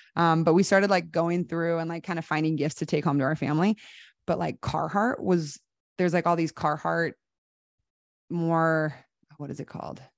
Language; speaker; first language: English; native; English